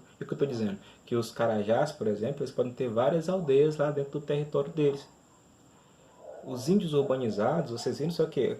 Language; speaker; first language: Portuguese; native; Portuguese